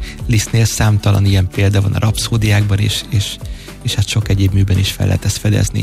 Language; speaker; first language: Hungarian; native; Hungarian